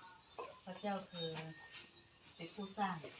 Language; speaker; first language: Thai; non-native, local second language; Hmong